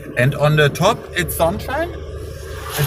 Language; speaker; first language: English; non-native, learner; German